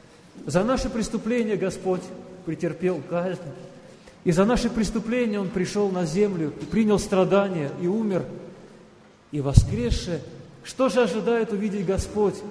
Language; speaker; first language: Russian; native; Russian